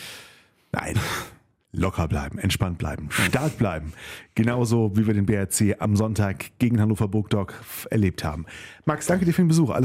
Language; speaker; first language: German; native; German